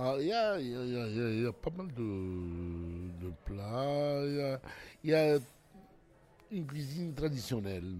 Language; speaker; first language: French; non-native, local second language; Arabic